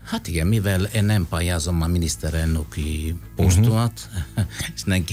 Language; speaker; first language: Hungarian; non-native, fluent; Italian